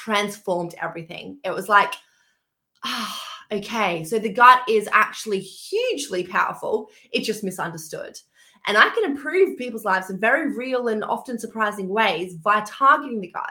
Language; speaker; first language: English; native; English